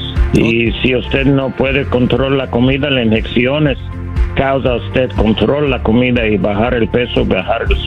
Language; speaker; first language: Spanish; non-native, learner; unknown